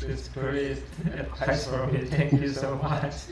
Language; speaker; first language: English; non-native, learner; Indonesian